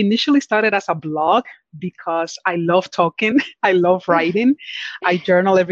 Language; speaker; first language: English; non-native, fluent; Spanish